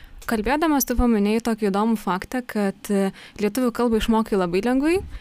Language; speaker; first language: Lithuanian; native; Lithuanian